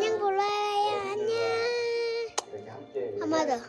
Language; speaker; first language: Korean; early bilingual, heritage; Korean